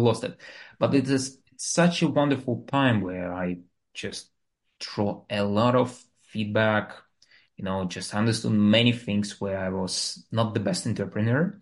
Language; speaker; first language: English; non-native, fluent; Russian